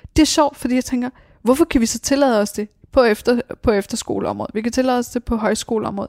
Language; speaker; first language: Danish; early bilingual, other home language; Persian